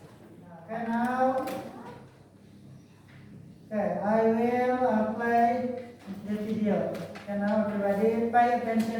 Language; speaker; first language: English; non-native, fluent; Indonesian